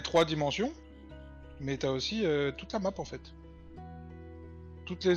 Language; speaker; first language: French; native; French